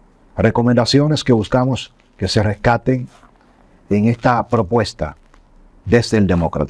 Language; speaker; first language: Spanish; native; Spanish